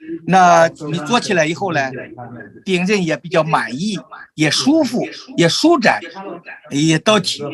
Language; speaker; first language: Chinese; native; Chinese